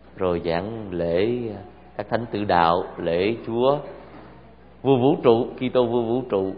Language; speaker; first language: Vietnamese; native; Vietnamese